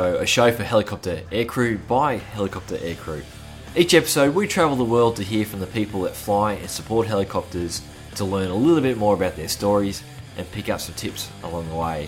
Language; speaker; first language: English; native; English